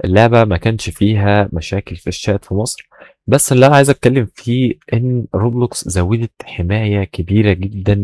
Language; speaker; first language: Arabic; native; Arabic